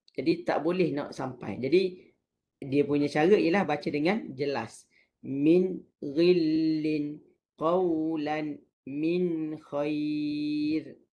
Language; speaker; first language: Malay; native; Malay